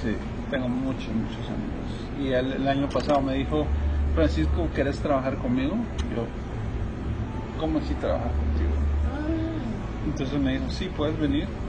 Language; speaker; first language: Spanish; native; Spanish